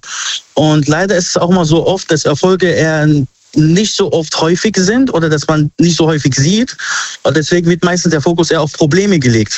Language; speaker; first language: German; early bilingual, other home language; Arabic